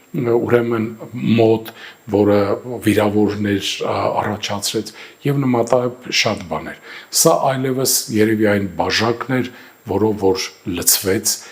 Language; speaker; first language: Armenian; native; Armenian